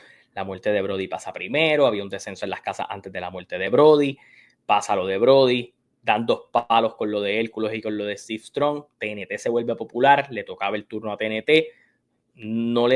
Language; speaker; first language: Spanish; native; Spanish